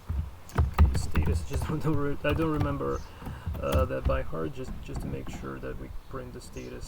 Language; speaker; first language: English; non-native, fluent; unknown